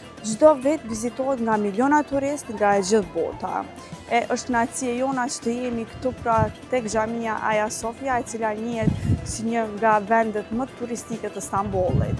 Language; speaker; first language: Albanian; native; Albanian